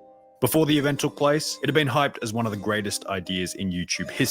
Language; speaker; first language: English; native; English